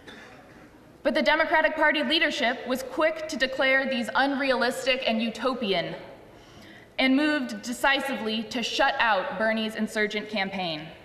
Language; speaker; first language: English; native; English